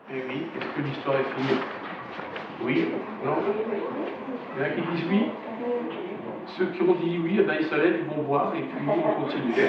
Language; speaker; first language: French; native; French